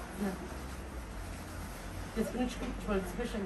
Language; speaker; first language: German; non-native, learner; Turkish